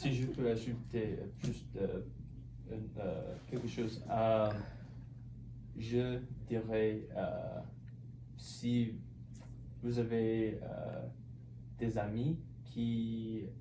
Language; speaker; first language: French; non-native, learner; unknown